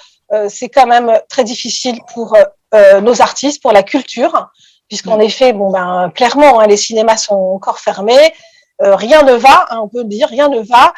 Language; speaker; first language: French; native; French